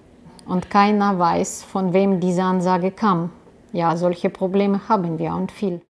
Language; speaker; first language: German; non-native, learner; Russian